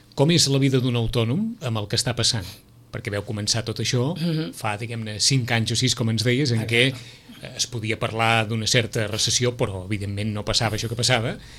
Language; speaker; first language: Catalan; native; Catalan